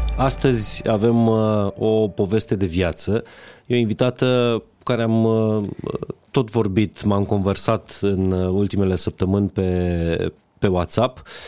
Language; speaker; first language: Romanian; native; Romanian